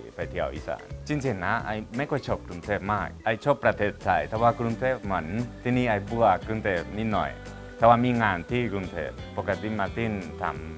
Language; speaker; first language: Thai; non-native, learner; Spanish